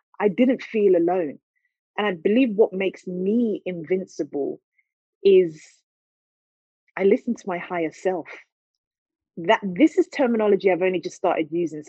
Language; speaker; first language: English; native; English